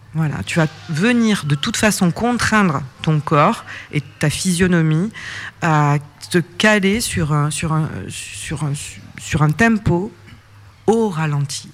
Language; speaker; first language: French; native; French